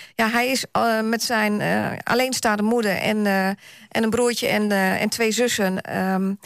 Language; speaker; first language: Dutch; native; Dutch